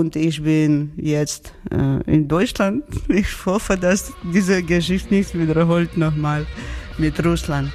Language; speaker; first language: German; non-native, learner; Georgian